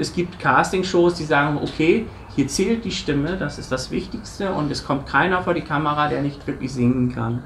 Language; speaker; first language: German; native; German